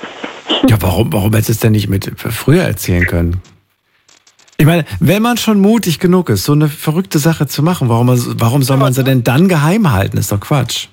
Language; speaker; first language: German; native; German